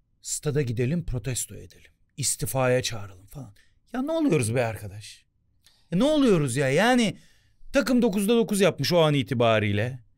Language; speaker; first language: Turkish; native; Turkish